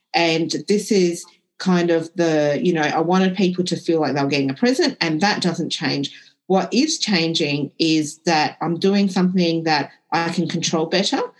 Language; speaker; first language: English; early bilingual, other home language; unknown